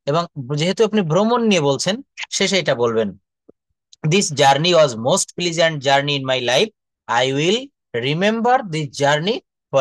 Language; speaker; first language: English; non-native, fluent; Bangla